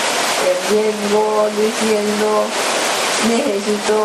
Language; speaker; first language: Spanish; early bilingual, other home language; Japanese